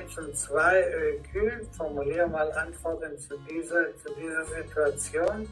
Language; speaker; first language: German; non-native, fluent; Greek